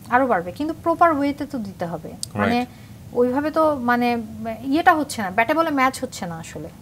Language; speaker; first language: Bangla; native; Bangla